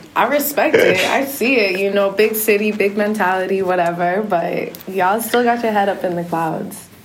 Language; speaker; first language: English; native; English